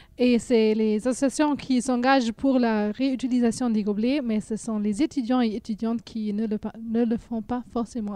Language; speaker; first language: French; non-native, fluent; German